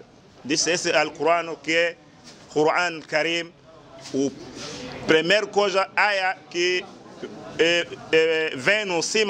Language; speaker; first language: Portuguese; non-native, learner; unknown